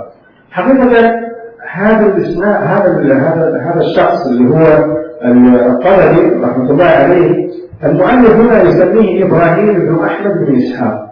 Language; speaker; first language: Arabic; native; Arabic